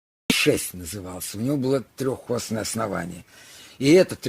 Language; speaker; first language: Russian; native; Russian